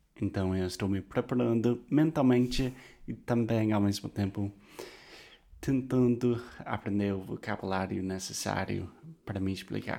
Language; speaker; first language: Portuguese; non-native, fluent; English